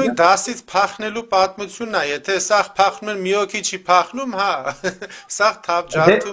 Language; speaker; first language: Armenian; native; Armenian